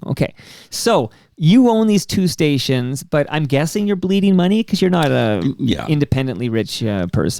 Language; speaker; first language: English; native; English